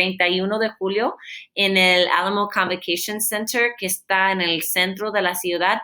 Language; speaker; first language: Spanish; non-native, fluent; English